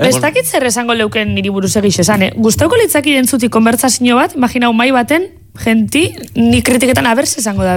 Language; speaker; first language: Basque; native; Basque